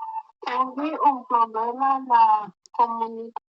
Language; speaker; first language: Portuguese; non-native, learner; Haitian Creole